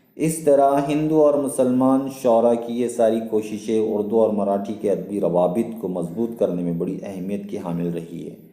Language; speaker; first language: Urdu; native; Urdu